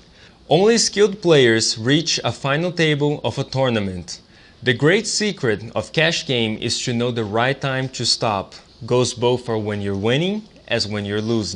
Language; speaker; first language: English; non-native, fluent; Portuguese